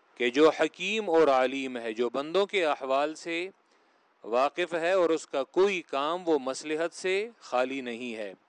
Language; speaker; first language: Urdu; non-native, local second language; Pashto